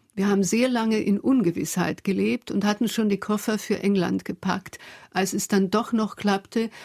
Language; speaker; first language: German; early bilingual, other home language; Hungarian